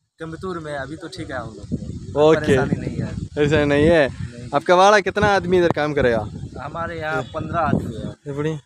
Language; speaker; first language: Hindi; non-native, learner; Tamil